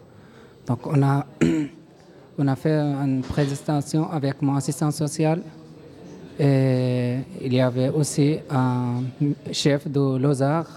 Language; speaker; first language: French; non-native, learner; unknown